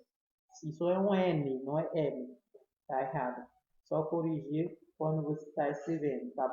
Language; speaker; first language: Portuguese; non-native, fluent; Haitian Creole